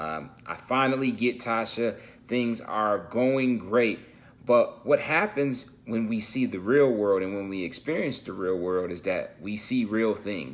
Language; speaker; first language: English; native; English